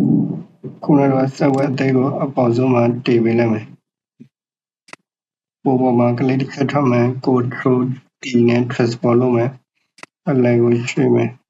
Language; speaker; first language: Burmese; native; Burmese